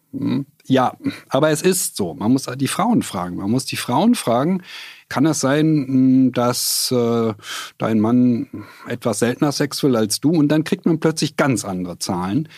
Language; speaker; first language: German; native; German